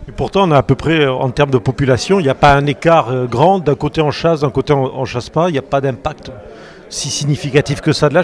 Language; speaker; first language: French; native; French